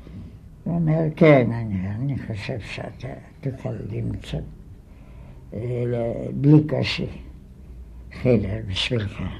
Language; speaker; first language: Hebrew; non-native, fluent; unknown